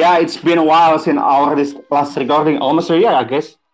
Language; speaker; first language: English; non-native, learner; Indonesian